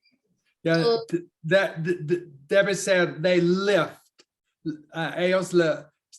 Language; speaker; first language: Spanish; non-native, fluent; English